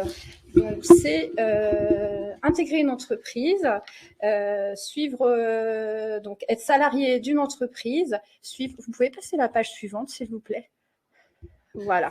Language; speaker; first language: French; native; French